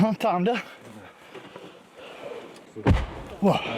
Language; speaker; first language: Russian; non-native, learner; English